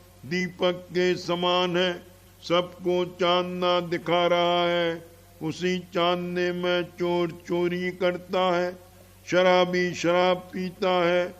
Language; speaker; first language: Hindi; native; Hindi